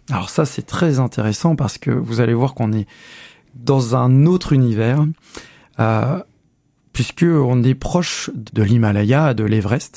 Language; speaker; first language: French; native; French